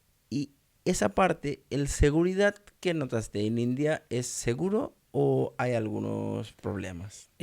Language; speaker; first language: Spanish; non-native, learner; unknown